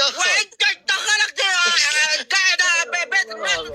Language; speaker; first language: Arabic; non-native, fluent; Amharic